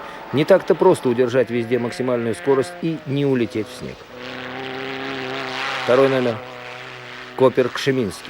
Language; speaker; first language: Russian; native; Russian